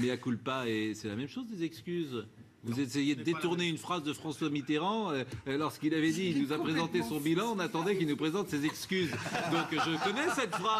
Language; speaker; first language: French; native; French